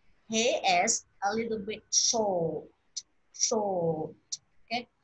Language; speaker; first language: English; non-native, fluent; Vietnamese